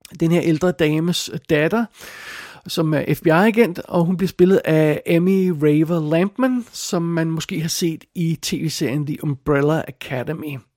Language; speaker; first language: Danish; native; Danish